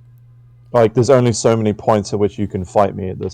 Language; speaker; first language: English; native; English